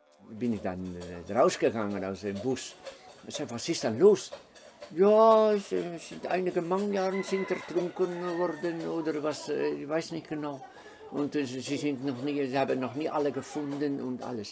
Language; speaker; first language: German; non-native, fluent; Dutch